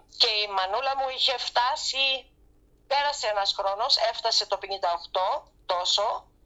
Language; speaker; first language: Greek; early bilingual, heritage; Greek